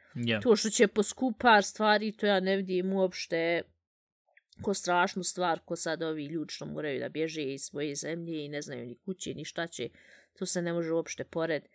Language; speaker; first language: Bosnian; early bilingual, heritage; Bosnian